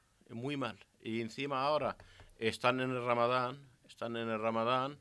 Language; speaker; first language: Spanish; non-native, learner; Arabic